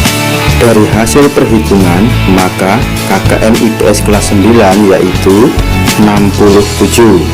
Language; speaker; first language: Indonesian; native; Indonesian